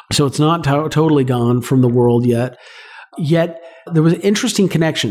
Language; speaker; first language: English; native; English